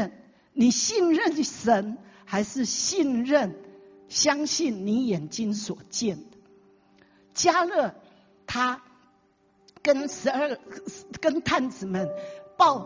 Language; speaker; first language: Chinese; native; Chinese